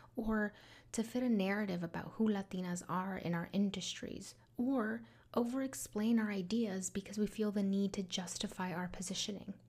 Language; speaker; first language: English; early bilingual, other home language; Spanish